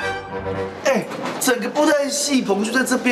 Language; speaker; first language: Chinese; native; Chinese